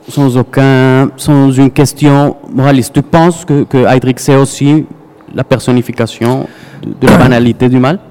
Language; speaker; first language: French; non-native, fluent; Spanish